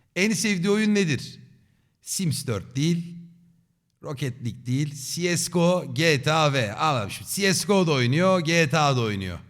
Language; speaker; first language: Turkish; native; Turkish